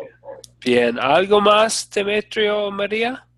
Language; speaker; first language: Spanish; non-native, fluent; English